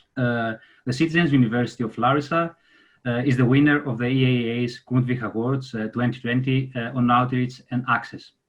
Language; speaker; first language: English; non-native, fluent; Greek